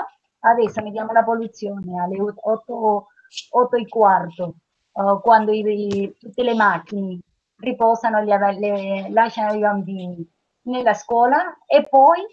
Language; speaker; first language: Italian; non-native, learner; Spanish